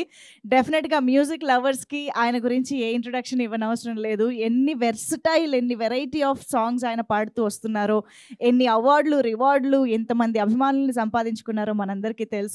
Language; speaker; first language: Telugu; native; Telugu